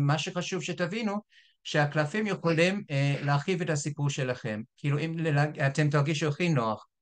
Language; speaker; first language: Hebrew; non-native, fluent; English